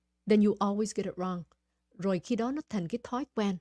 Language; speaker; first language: Vietnamese; early bilingual, heritage; Vietnamese